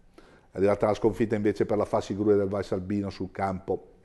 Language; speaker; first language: Italian; native; Italian